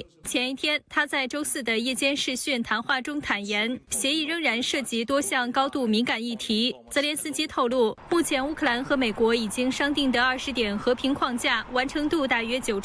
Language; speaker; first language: Chinese; native; Chinese